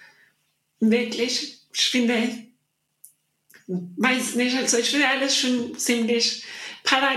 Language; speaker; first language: German; non-native, learner; Spanish